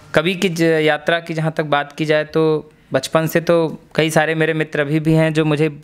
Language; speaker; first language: Hindi; native; Hindi